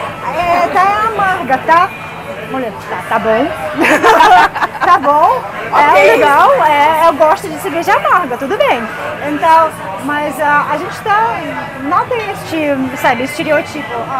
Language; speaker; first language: Portuguese; non-native, fluent; Russian